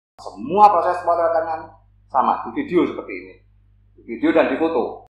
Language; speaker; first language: Indonesian; native; Indonesian